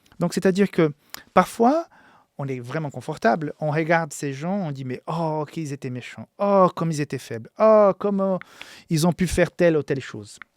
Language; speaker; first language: French; non-native, fluent; Portuguese